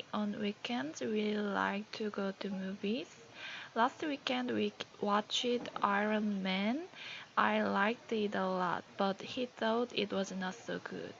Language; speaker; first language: English; non-native, learner; Korean